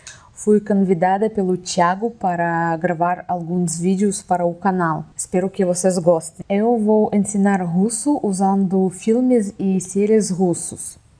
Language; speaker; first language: Portuguese; non-native, fluent; Russian